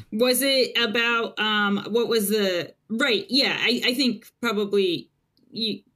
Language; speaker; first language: English; early bilingual, other home language; Spanish